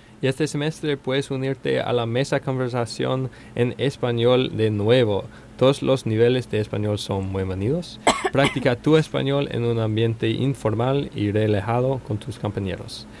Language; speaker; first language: Spanish; non-native, learner; English